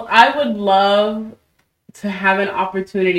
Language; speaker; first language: English; native; English